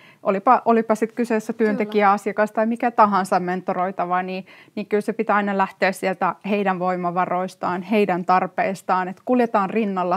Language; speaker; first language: Finnish; native; Finnish